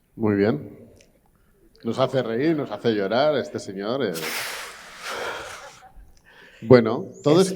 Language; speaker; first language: Spanish; native; Spanish